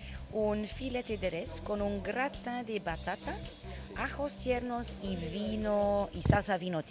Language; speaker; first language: Spanish; non-native, learner; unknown